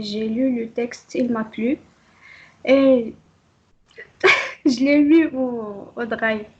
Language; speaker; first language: French; non-native, local second language; Arabic